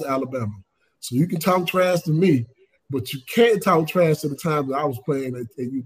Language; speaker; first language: English; native; English